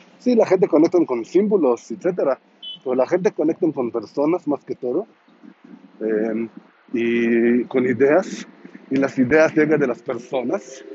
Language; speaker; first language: Spanish; non-native, learner; Hebrew